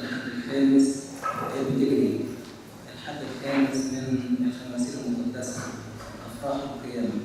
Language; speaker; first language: Arabic; native; Arabic